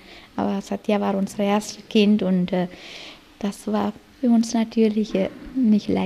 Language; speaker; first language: German; non-native, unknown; Malayalam